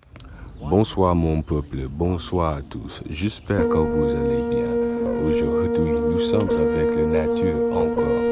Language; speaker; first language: French; non-native, learner; English